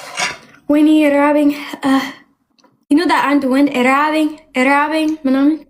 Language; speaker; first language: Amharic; early bilingual, heritage; English